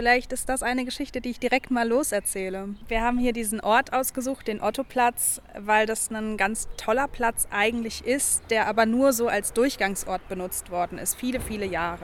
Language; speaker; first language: German; native; German